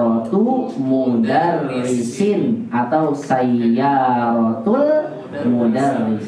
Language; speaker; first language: Arabic; non-native, fluent; Indonesian